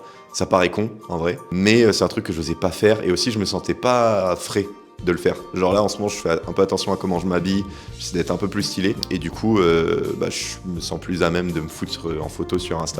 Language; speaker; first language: French; native; French